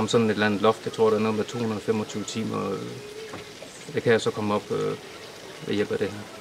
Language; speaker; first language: Danish; native; Danish